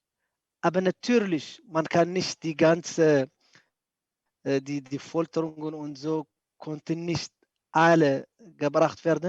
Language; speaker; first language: German; non-native, fluent; Arabic